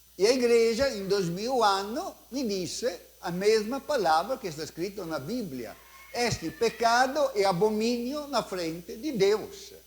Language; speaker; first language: Portuguese; non-native, fluent; Italian